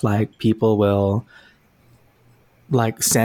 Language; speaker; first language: English; non-native, local second language; Filipino